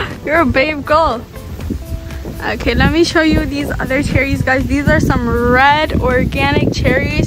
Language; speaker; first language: English; early bilingual, other home language; Persian